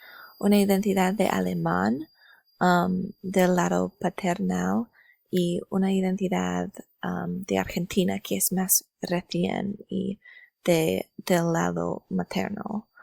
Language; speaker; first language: Spanish; non-native, learner; English